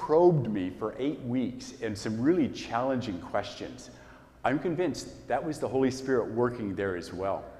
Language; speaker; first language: English; native; English